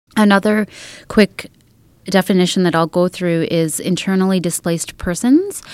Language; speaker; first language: English; native; English